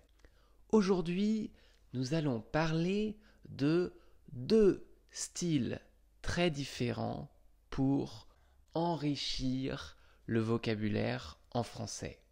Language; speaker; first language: French; non-native, fluent; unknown